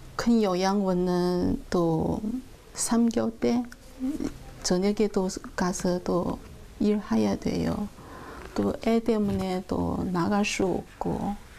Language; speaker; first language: Korean; non-native, learner; Chinese